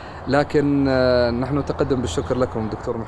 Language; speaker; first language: Arabic; native; Arabic